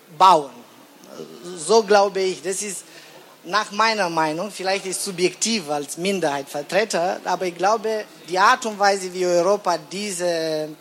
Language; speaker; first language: German; non-native, fluent; Romanian